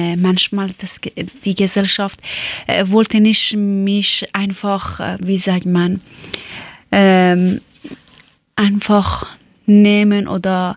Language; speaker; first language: German; non-native, learner; Persian